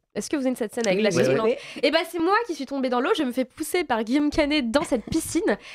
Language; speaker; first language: French; native; French